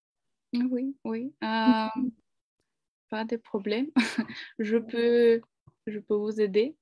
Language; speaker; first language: French; non-native, learner; Ukrainian